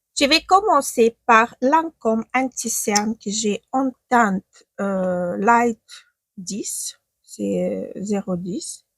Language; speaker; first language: French; non-native, fluent; Ukrainian